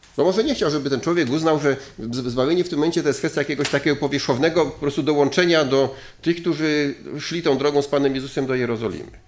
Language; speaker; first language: Polish; native; Polish